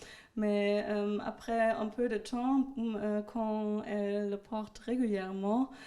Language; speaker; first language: French; non-native, fluent; German